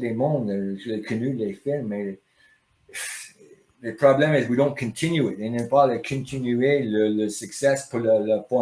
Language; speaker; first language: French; non-native, learner; English